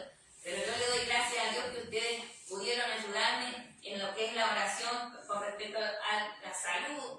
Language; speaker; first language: Spanish; native; Spanish